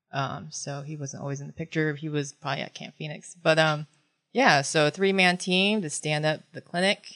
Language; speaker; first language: English; early bilingual, other home language; Filipino